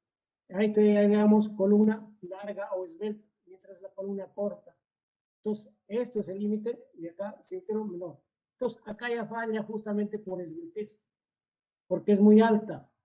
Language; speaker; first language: Spanish; native; Spanish